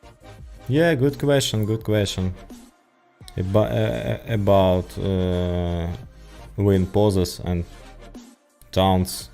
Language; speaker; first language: English; non-native, learner; Ukrainian